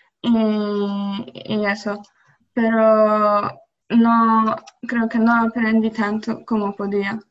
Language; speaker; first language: Spanish; non-native, learner; Polish